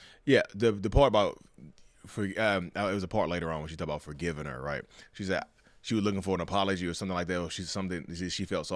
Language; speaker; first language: English; native; English